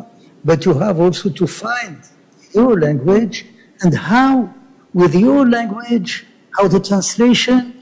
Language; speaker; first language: English; non-native, learner; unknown